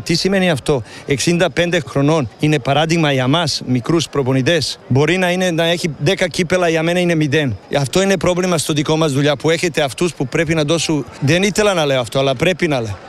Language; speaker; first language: Greek; non-native, learner; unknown